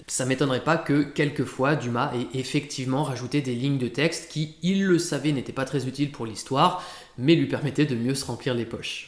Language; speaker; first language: French; native; French